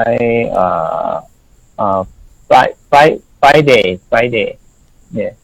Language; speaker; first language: English; non-native, learner; Thai